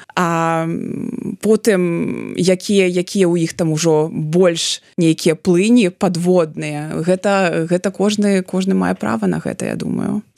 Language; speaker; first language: Belarusian; non-native, local second language; Russian